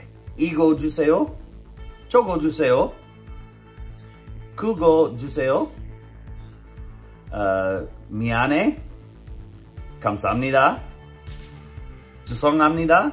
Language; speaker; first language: Korean; non-native, learner; English